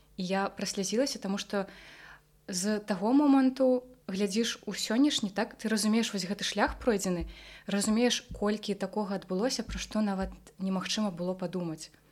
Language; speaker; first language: Belarusian; non-native, local second language; Russian